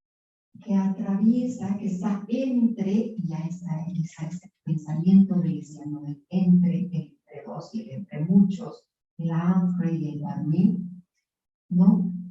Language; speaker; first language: Spanish; native; Spanish